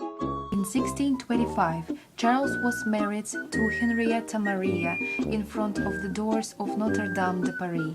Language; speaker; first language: English; non-native, learner; Russian